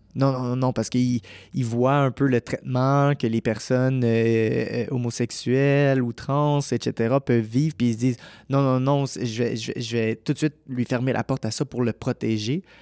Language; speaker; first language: French; native; French